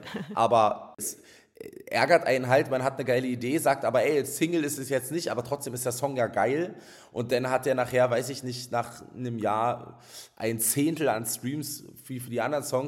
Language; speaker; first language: German; native; German